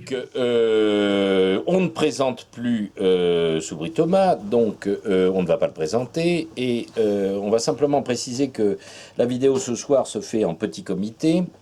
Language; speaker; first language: French; native; French